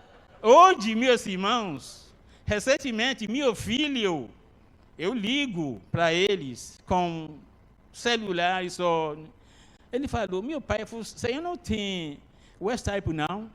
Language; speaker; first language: Portuguese; non-native, learner; Arabic